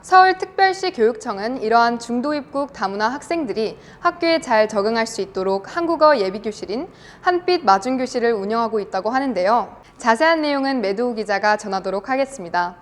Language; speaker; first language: Korean; non-native, fluent; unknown